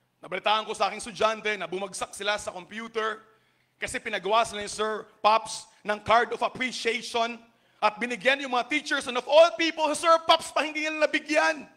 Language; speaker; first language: Filipino; native; Filipino